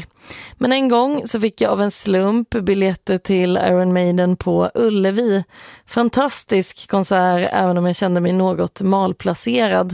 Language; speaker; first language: Swedish; native; Swedish